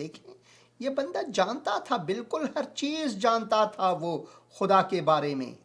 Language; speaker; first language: Urdu; non-native, local second language; Hazaragi